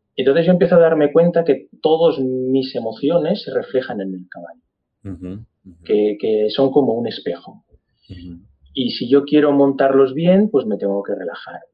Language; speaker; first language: Spanish; native; Spanish